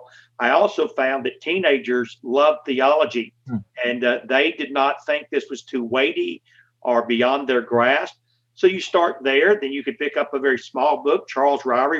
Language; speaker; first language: English; native; English